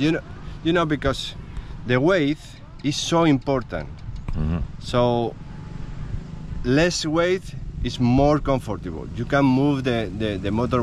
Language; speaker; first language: English; non-native, learner; Spanish